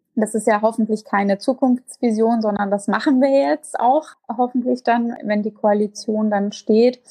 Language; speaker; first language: German; native; German